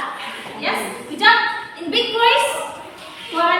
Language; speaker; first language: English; non-native, learner; Indonesian